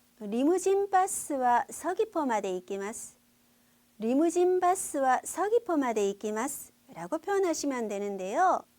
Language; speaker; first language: Korean; native; Korean